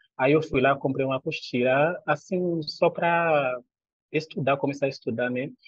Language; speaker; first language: Portuguese; non-native, fluent; Haitian Creole